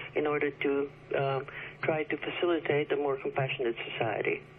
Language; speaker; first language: English; early bilingual, other home language; Chinese